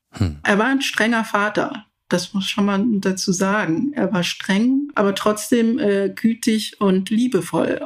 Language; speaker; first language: German; early bilingual, other home language; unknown